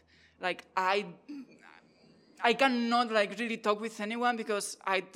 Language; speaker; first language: English; non-native, fluent; Catalan